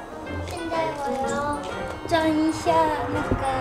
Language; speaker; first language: Chinese; non-native, fluent; Japanese